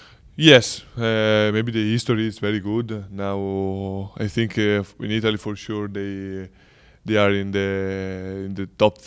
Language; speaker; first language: English; non-native, learner; Italian